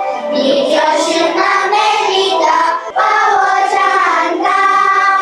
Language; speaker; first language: Chinese; non-native, learner; Mongolian